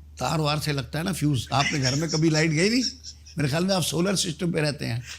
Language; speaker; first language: Urdu; native; Urdu